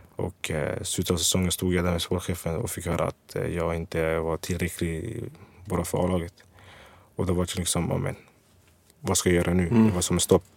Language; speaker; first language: Swedish; early bilingual, other home language; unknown